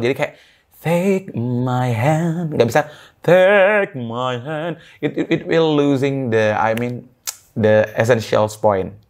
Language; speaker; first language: English; non-native, fluent; Indonesian